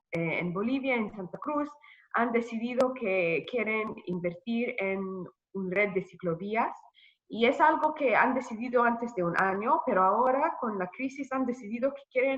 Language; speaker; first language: Spanish; non-native, fluent; English